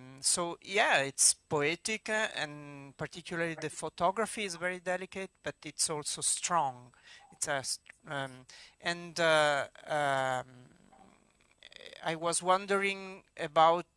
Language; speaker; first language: English; non-native, fluent; Italian